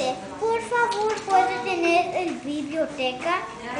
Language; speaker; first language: Spanish; non-native, learner; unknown